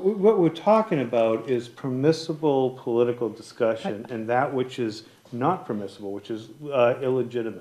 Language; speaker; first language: English; native; English